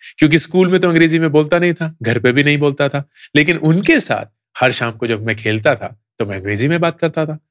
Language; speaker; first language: Hindi; native; Hindi